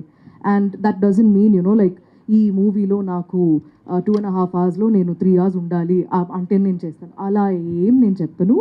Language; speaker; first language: Telugu; non-native, local second language; Malayalam